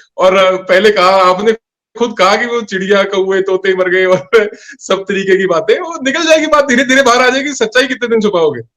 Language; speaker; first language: Hindi; non-native, local second language; Punjabi